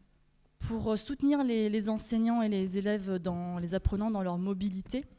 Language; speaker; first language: French; native; French